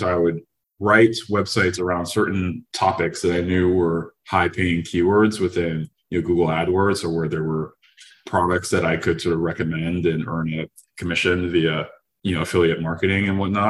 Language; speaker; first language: English; native; English